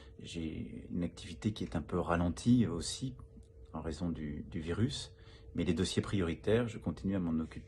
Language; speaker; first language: French; native; French